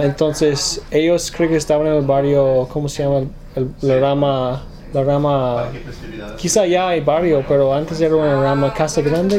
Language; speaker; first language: Spanish; early bilingual, other home language; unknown